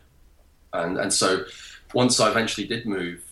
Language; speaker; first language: English; native; English